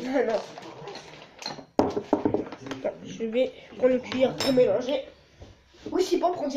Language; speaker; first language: French; native; French